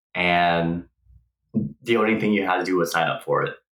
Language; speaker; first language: English; native; English